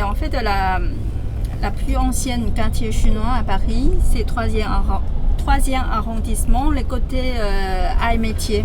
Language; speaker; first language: French; non-native, fluent; Chinese